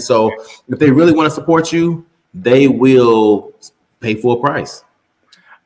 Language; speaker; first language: English; native; English